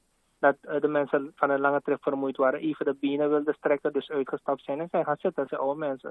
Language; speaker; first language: Dutch; native; Dutch